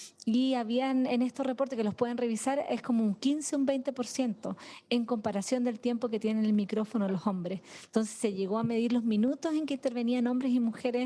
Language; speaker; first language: Spanish; native; Spanish